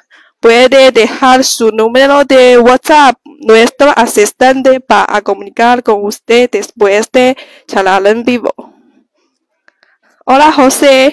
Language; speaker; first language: Spanish; non-native, learner; Chinese